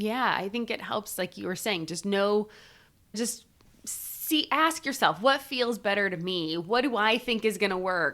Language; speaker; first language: English; native; English